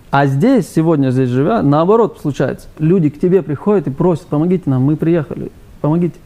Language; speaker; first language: Russian; native; Russian